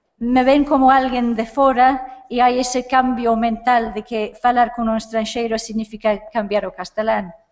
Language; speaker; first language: Galician; non-native, fluent; English